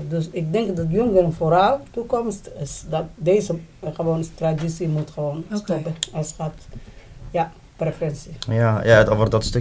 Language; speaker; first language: Dutch; non-native, learner; Somali